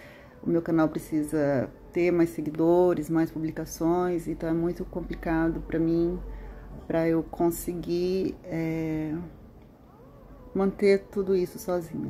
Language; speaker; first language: Portuguese; native; Portuguese